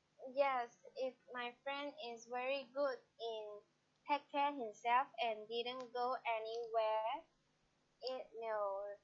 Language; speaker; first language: English; non-native, learner; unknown